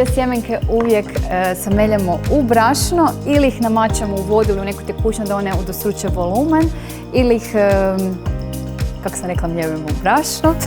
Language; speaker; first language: Croatian; native; Croatian